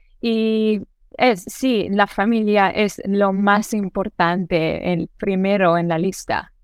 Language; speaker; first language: Spanish; non-native, learner; Persian